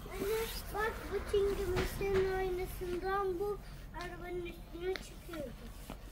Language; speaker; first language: Turkish; early bilingual, heritage; Turkish